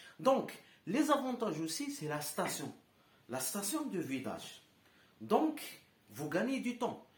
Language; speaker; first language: French; non-native, local second language; Arabic